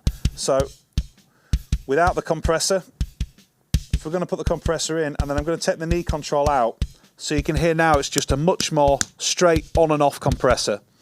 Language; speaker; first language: English; native; English